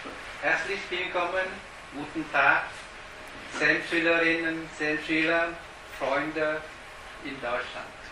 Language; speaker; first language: German; non-native, fluent; Vietnamese